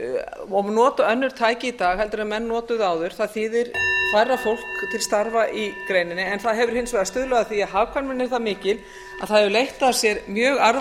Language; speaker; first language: Icelandic; native; Icelandic